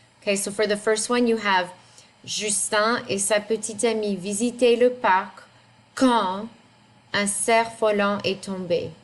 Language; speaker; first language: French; non-native, fluent; English